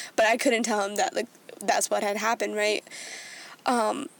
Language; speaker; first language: English; native; English